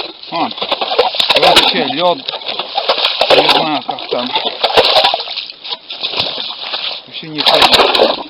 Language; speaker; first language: Russian; native; Russian